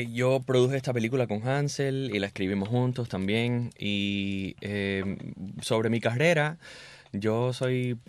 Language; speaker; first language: Spanish; early bilingual, heritage; Spanish